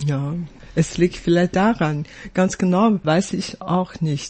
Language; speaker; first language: German; non-native, fluent; Chinese